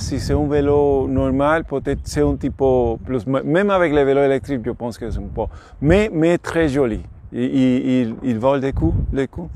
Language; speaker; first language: French; non-native, learner; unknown